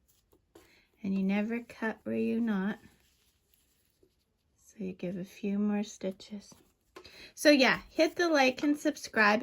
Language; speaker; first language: English; native; English